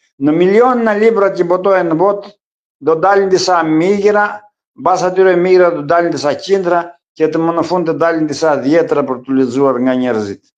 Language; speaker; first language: Albanian; non-native, local second language; Greek